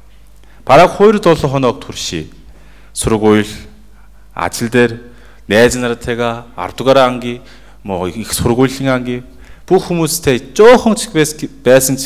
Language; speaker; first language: Mongolian; non-native, fluent; Korean